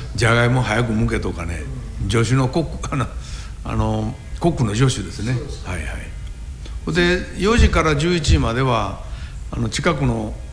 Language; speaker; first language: Japanese; native; Japanese